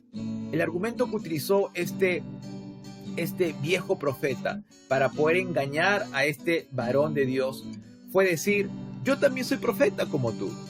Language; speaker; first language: Spanish; native; Spanish